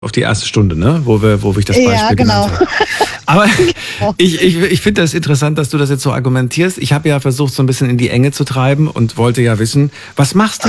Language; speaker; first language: German; native; German